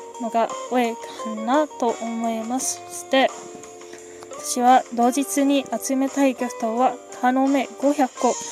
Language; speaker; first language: Japanese; non-native, learner; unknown